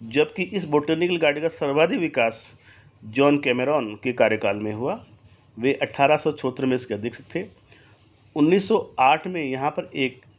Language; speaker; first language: Hindi; native; Hindi